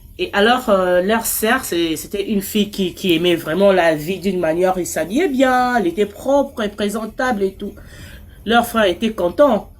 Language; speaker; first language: French; non-native, local second language; Lingala